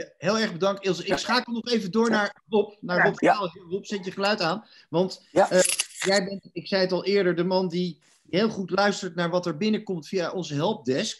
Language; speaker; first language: Dutch; native; Dutch